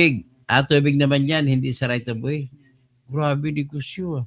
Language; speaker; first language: Filipino; native; Filipino